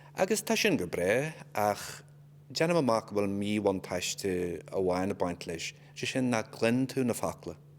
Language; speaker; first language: Irish; non-native, local second language; English